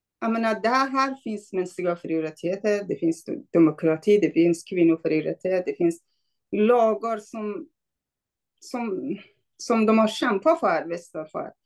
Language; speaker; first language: Swedish; non-native, fluent; Kurdish